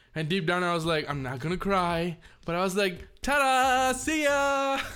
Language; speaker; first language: English; non-native, local second language; Tamil